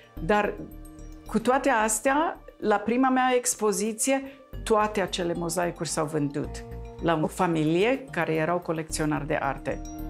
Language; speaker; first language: Romanian; native; Romanian